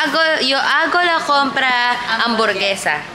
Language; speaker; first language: Spanish; non-native, learner; Filipino